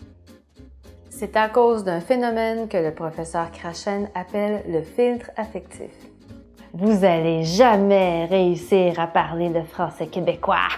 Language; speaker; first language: French; native; French